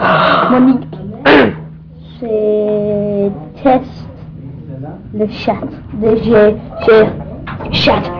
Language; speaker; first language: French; non-native, learner; English